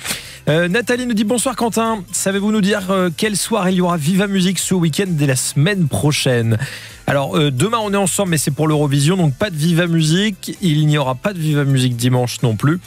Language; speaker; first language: French; native; French